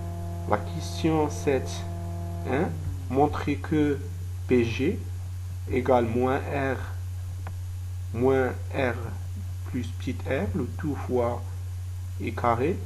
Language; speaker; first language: French; non-native, local second language; Arabic